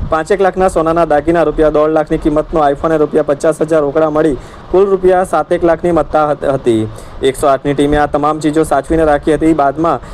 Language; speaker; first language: Gujarati; native; Gujarati